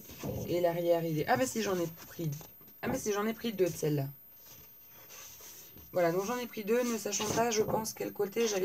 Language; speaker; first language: French; native; French